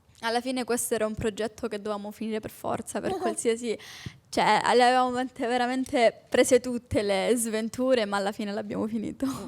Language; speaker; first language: Italian; native; Italian